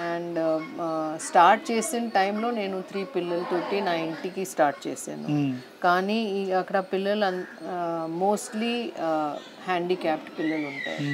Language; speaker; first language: Telugu; non-native, learner; Hindi